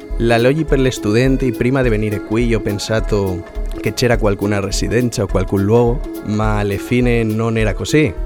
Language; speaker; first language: Italian; non-native, learner; Spanish